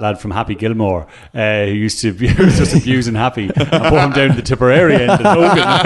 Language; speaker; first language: English; native; English